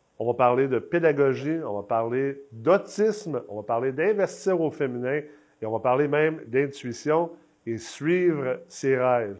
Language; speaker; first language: French; native; French